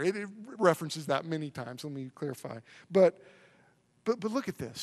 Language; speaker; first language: English; native; English